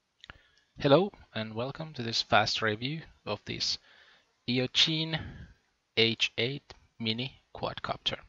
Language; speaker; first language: English; non-native, fluent; Finnish